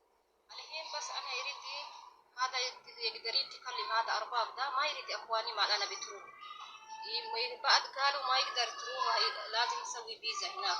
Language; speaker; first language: Arabic; non-native, learner; Oromo